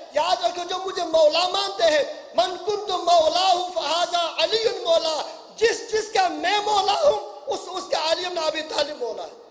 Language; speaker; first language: Urdu; non-native, local second language; Punjabi